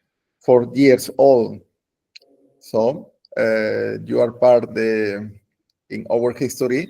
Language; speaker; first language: English; non-native, learner; Spanish